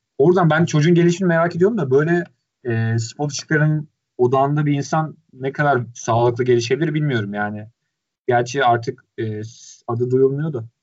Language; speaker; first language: Turkish; native; Turkish